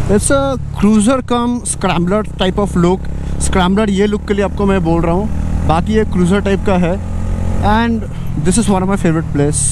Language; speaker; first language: Hindi; non-native, local second language; Bangla